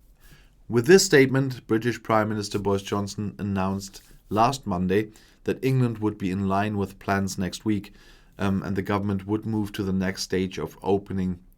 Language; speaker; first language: English; non-native, fluent; German